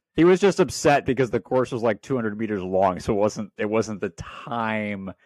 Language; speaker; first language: English; native; English